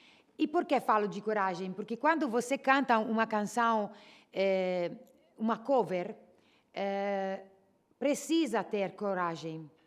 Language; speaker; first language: Portuguese; non-native, learner; Italian